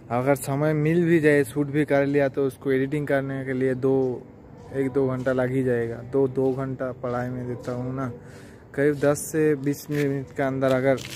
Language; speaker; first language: Hindi; non-native, local second language; Bangla